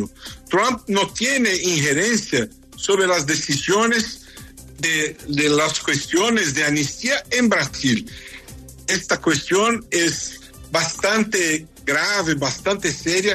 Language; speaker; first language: Spanish; non-native, fluent; Portuguese